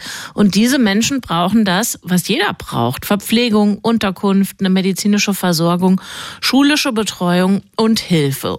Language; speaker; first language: German; native; German